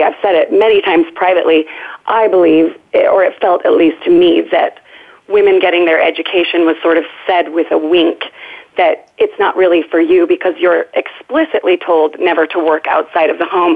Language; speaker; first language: English; native; English